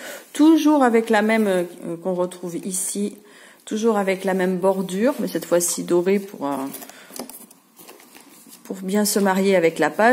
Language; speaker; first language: French; native; French